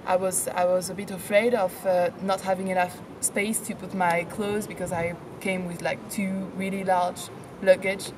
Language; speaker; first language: English; non-native, fluent; French